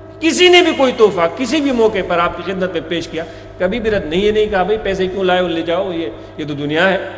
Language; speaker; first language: Urdu; non-native, local second language; Sindhi